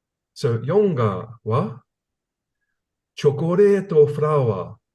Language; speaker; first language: Japanese; non-native, learner; English